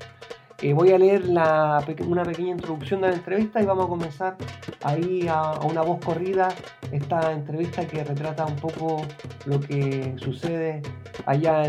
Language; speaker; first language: Spanish; native; Spanish